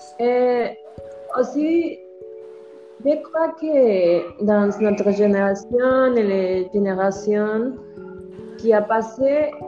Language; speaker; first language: French; non-native, learner; Spanish